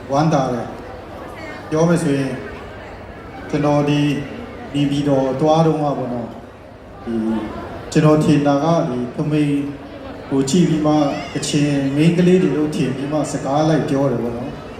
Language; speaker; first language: Burmese; non-native, local second language; Kachin